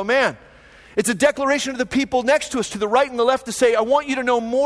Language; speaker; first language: English; native; English